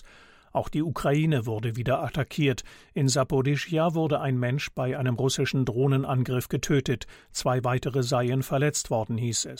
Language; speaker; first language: German; native; German